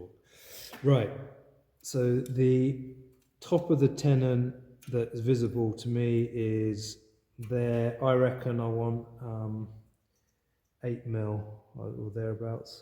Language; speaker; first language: English; native; English